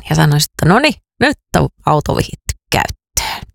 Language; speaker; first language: Finnish; native; Finnish